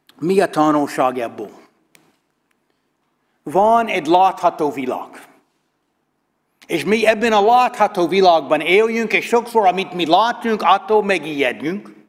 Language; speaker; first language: Hungarian; non-native, learner; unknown